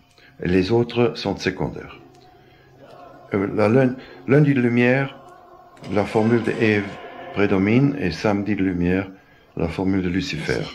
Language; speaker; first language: French; non-native, fluent; German